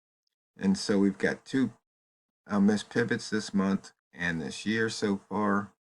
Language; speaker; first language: English; native; English